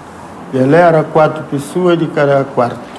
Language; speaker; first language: Portuguese; non-native, local second language; Kabuverdianu